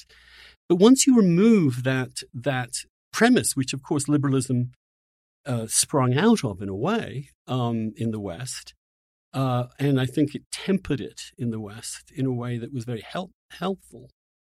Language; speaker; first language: English; native; English